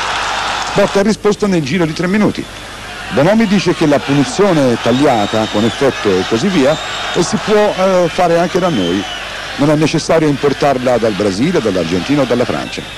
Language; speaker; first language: Italian; native; Italian